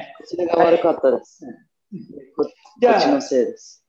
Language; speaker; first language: Japanese; non-native, fluent; English